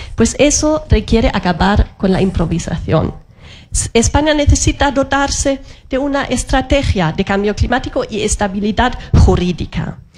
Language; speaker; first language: Spanish; non-native, fluent; German